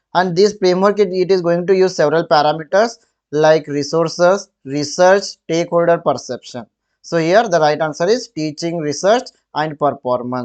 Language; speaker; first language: English; non-native, local second language; Kannada